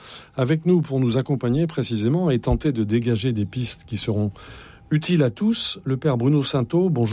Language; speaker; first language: French; native; French